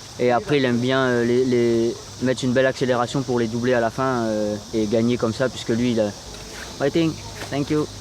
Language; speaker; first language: French; native; French